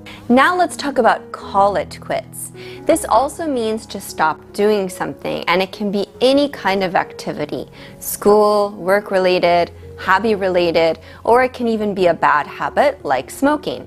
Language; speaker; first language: English; native; English